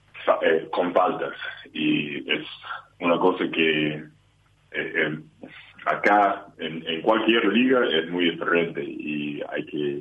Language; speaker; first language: Spanish; non-native, learner; English